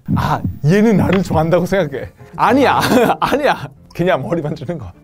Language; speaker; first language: Korean; non-native, fluent; Italian